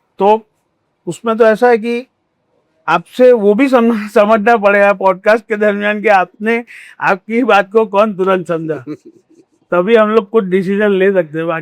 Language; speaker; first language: Hindi; non-native, local second language; Marathi